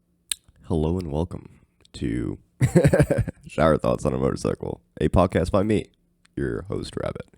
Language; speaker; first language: English; native; English